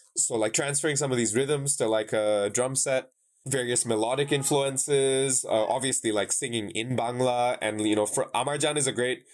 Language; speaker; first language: English; non-native, local second language; Bangla